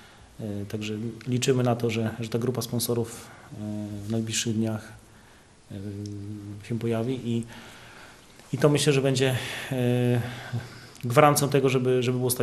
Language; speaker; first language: Polish; native; Polish